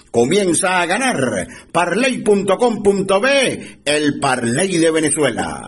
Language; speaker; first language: Spanish; native; Spanish